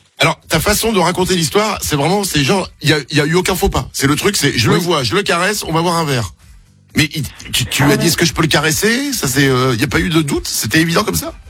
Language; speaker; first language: French; native; French